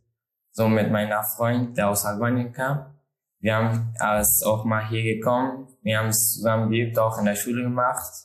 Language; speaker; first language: German; non-native, learner; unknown